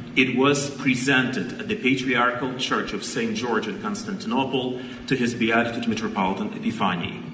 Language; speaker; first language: English; non-native, fluent; Ukrainian